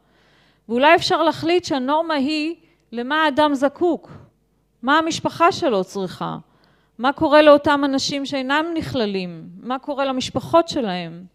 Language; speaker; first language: Hebrew; native; Hebrew